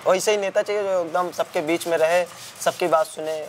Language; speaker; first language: Hindi; native; Hindi